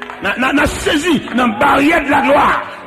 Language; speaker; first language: French; non-native, local second language; Haitian Creole